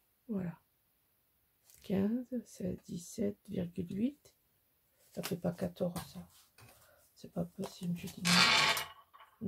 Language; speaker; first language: French; native; French